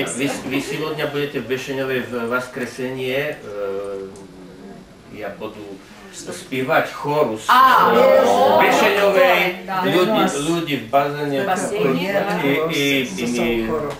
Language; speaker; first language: Russian; non-native, learner; Slovak